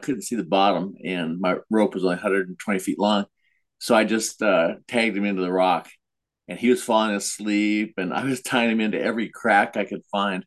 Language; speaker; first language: English; native; English